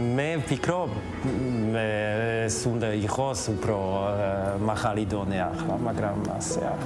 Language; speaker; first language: Georgian; non-native, learner; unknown